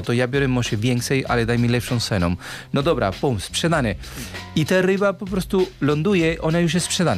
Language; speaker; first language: Polish; non-native, learner; Spanish